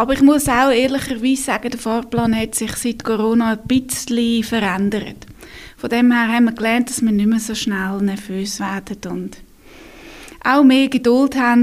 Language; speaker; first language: German; native; German